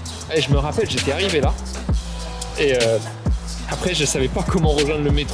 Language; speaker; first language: French; native; French